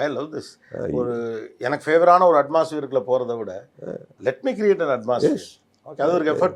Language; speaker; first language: Tamil; native; Tamil